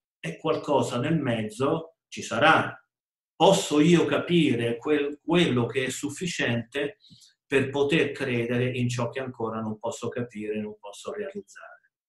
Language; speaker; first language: Italian; native; Italian